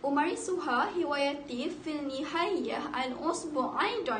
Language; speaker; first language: Arabic; non-native, learner; Malay